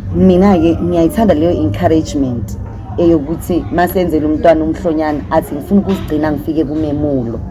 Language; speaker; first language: Zulu; native; Zulu